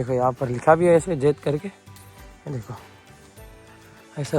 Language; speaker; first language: Hindi; non-native, local second language; Marathi